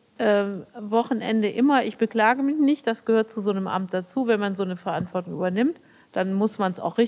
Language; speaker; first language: German; native; German